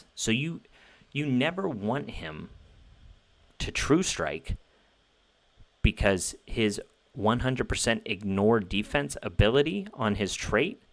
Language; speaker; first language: English; native; English